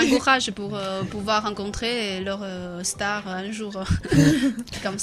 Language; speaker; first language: French; non-native, learner; Chinese